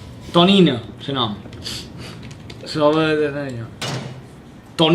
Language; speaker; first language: Catalan; native; Catalan